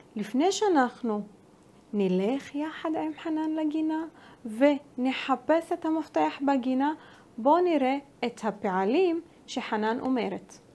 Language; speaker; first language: Hebrew; non-native, local second language; Arabic